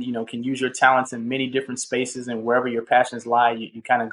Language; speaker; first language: English; native; English